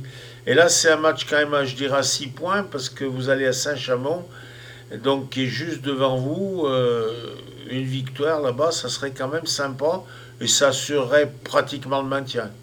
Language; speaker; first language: French; native; French